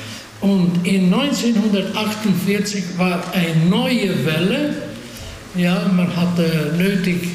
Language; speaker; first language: German; non-native, fluent; Hungarian